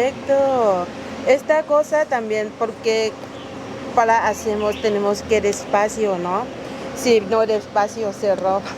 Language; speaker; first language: Spanish; non-native, learner; Thai